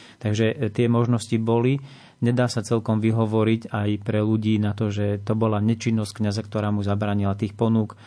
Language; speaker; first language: Slovak; native; Slovak